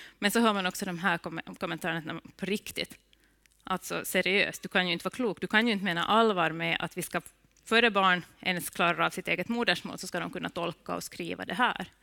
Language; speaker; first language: Swedish; native; Swedish